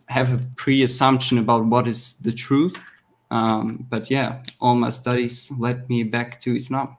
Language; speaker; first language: English; non-native, fluent; German